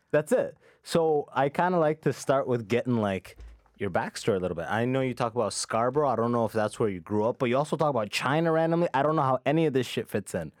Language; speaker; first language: English; early bilingual, other home language; Arabic